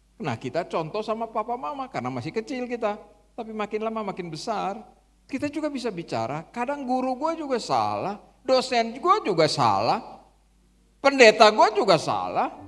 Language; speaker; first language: Indonesian; native; Indonesian